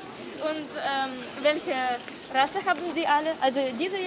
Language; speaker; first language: German; non-native, learner; Russian